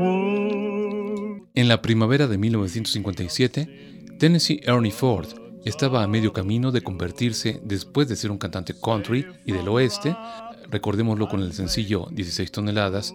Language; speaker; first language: Spanish; native; Spanish